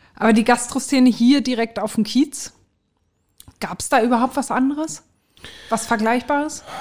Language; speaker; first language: German; native; German